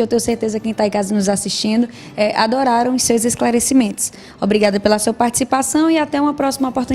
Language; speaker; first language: Portuguese; native; Portuguese